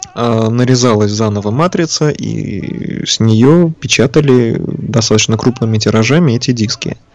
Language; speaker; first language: Russian; native; Russian